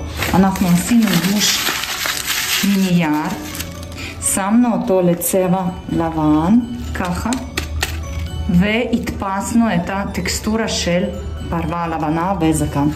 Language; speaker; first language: Hebrew; non-native, fluent; Russian